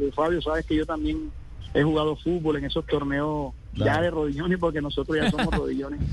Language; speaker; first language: Spanish; native; Spanish